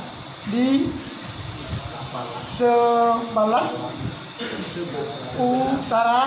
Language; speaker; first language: Indonesian; non-native, learner; Khmer